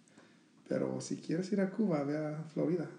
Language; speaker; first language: Spanish; early bilingual, heritage; Spanish